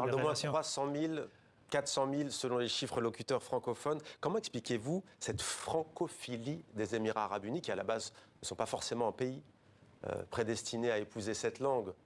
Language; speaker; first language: French; native; French